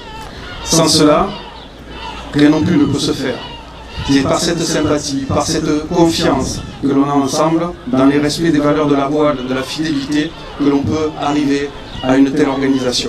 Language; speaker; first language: French; native; French